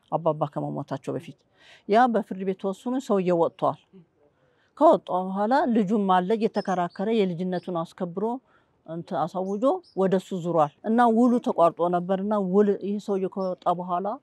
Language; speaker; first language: Amharic; native; Amharic